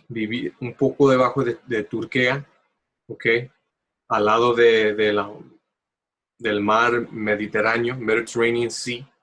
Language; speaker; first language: Spanish; early bilingual, heritage; Spanish